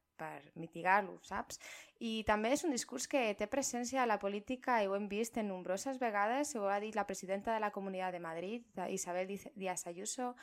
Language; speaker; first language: Catalan; non-native, local second language; Spanish